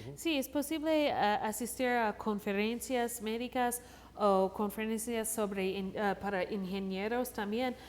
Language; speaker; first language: Spanish; non-native, fluent; English